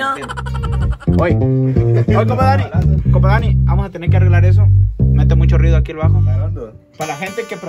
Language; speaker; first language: Spanish; native; Spanish